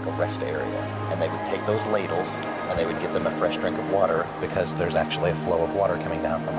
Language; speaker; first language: English; native; English